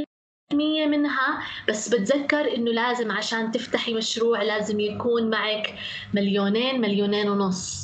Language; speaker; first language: Arabic; native; Arabic